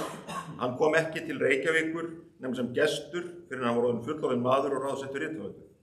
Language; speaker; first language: Icelandic; native; Icelandic